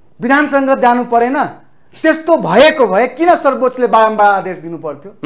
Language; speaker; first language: Nepali; non-native, local second language; Maithili